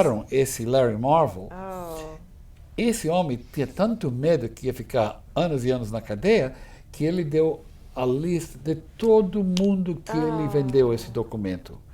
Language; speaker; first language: Portuguese; non-native, fluent; English